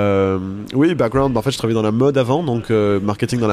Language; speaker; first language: French; native; French